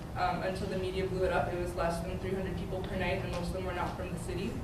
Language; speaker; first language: English; native; English